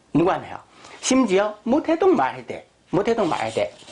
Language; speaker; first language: Korean; non-native, fluent; Chinese